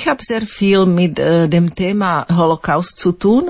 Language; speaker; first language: German; non-native, fluent; Slovak